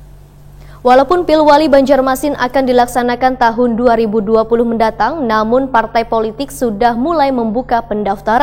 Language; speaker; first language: Indonesian; native; Indonesian